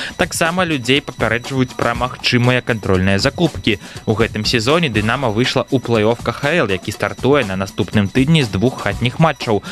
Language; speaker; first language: Belarusian; native; Belarusian